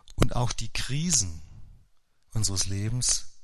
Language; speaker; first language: German; native; German